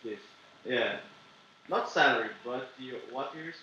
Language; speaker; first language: English; non-native, learner; Portuguese